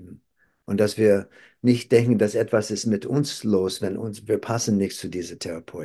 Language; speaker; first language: German; non-native, fluent; English